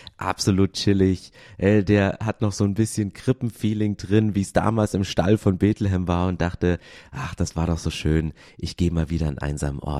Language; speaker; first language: German; native; German